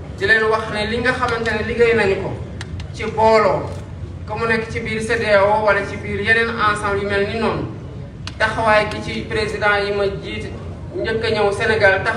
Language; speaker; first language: Wolof; non-native, local second language; Serer